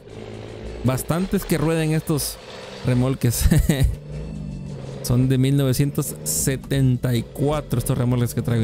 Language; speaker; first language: Spanish; native; Spanish